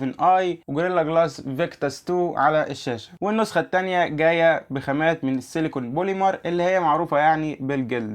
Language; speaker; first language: Arabic; native; Arabic